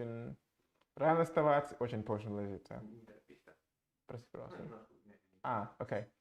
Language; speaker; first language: Russian; non-native, fluent; English